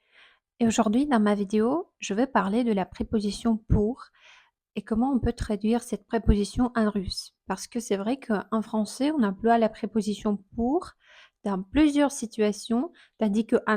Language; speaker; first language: French; non-native, fluent; Russian